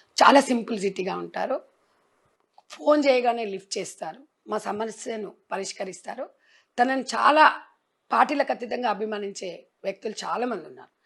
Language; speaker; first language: Telugu; native; Telugu